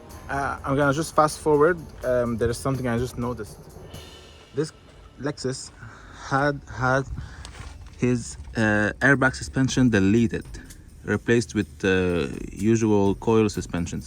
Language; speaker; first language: English; non-native, fluent; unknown